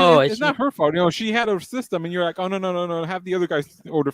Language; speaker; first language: English; native; English